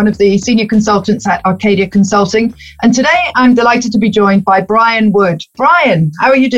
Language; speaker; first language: English; native; English